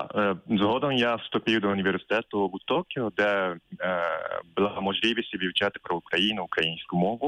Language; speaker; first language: Ukrainian; non-native, fluent; Japanese